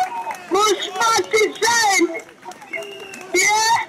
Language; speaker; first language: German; non-native, learner; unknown